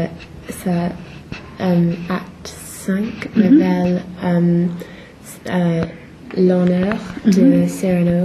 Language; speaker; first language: French; non-native, learner; English